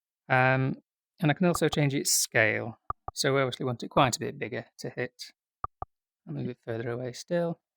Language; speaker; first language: English; native; English